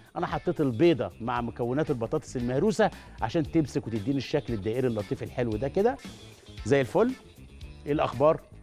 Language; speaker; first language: Arabic; native; Arabic